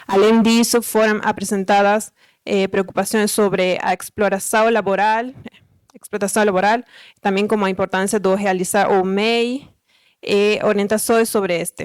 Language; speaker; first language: Portuguese; early bilingual, other home language; Spanish